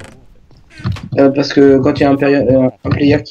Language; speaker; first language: French; native; French